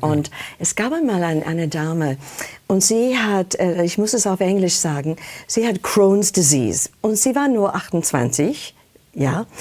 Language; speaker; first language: German; non-native, fluent; English